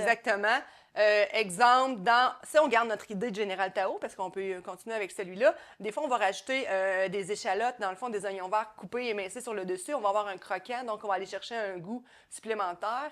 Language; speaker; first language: French; native; French